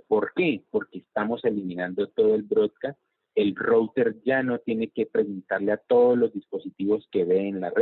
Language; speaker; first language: Spanish; native; Spanish